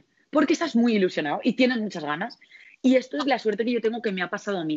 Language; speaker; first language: Spanish; native; Spanish